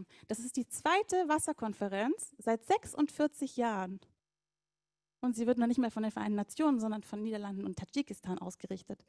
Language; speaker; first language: German; native; German